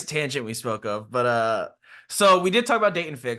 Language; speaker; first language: English; native; English